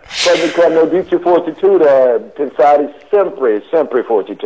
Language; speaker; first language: Italian; non-native, learner; English